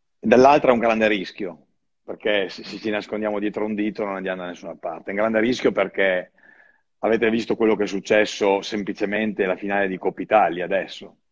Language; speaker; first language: Italian; native; Italian